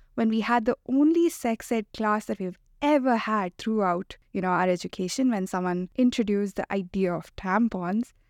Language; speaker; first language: English; non-native, local second language; Hindi